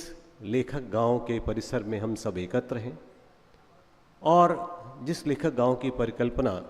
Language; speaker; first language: Hindi; native; Hindi